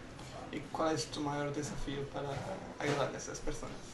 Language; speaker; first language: Spanish; non-native, learner; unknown